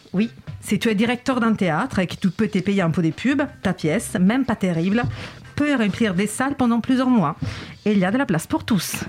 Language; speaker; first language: French; native; French